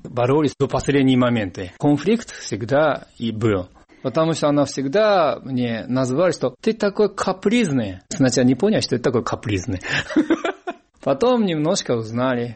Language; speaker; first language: Russian; non-native, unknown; Japanese